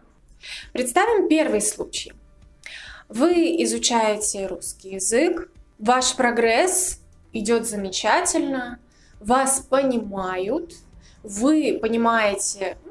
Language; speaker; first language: Russian; native; Russian